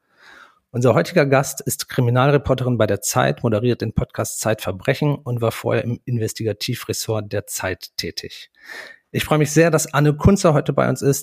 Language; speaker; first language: German; native; German